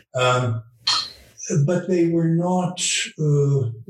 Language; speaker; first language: English; early bilingual, other home language; Dutch